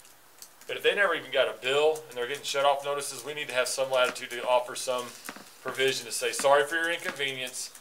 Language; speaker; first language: English; native; English